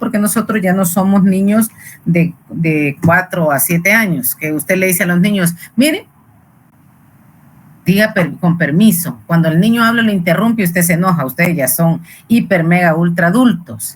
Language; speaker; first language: Spanish; native; Spanish